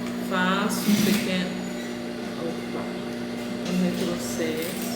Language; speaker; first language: Portuguese; native; Portuguese